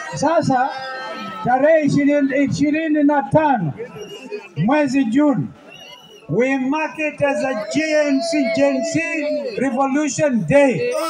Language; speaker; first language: Swahili; non-native, local second language; Kamba